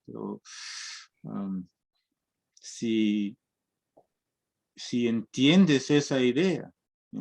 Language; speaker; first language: Spanish; early bilingual, heritage; Spanish